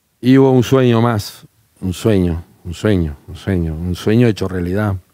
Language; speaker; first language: Spanish; native; Spanish